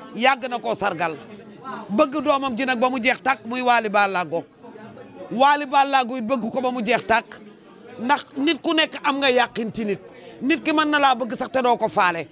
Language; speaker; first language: Wolof; non-native, local second language; Fula